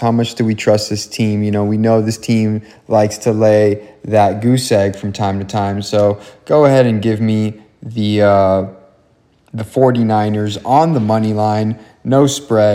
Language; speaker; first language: English; native; English